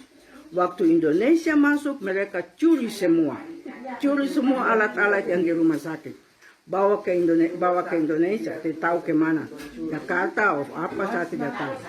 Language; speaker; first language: Indonesian; non-native, local second language; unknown